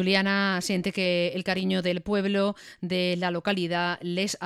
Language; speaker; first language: Spanish; native; Spanish